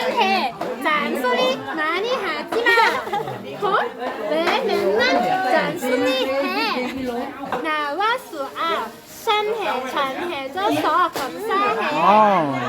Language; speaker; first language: Korean; non-native, learner; Thai